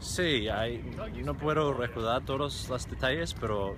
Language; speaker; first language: Spanish; non-native, fluent; English